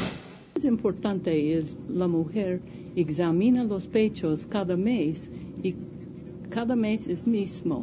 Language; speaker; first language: Spanish; non-native, learner; English